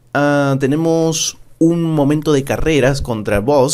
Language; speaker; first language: Spanish; native; Spanish